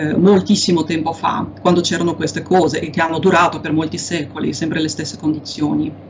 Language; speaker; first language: Italian; non-native, fluent; Russian